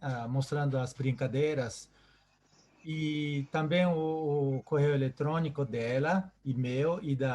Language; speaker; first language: Portuguese; non-native, fluent; Japanese